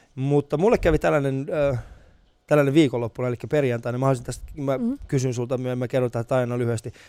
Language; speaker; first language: Finnish; early bilingual, other home language; Persian